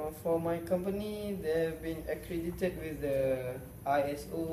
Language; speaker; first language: English; non-native, local second language; Malay